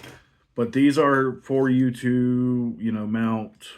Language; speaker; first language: English; native; English